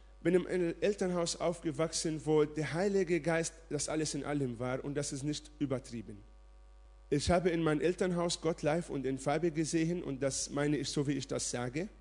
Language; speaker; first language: German; non-native, fluent; Arabic